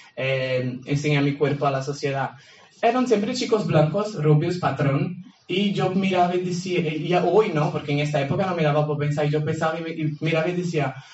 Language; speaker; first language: Spanish; non-native, fluent; Portuguese